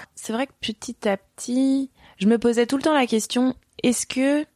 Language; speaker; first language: French; native; French